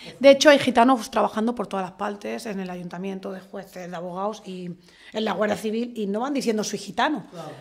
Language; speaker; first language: Spanish; native; Spanish